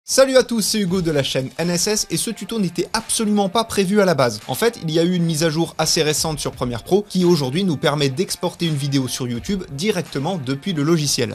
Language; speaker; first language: French; native; French